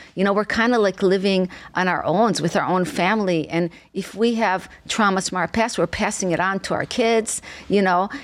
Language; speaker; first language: English; non-native, fluent; Hebrew